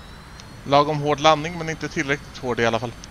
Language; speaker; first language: Swedish; native; Swedish